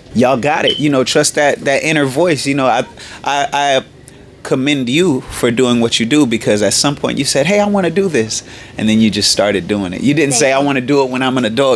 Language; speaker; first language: English; native; English